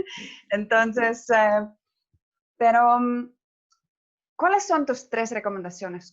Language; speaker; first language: Spanish; non-native, fluent; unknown